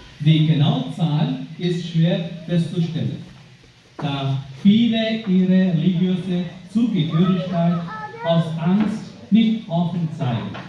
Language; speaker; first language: German; non-native, fluent; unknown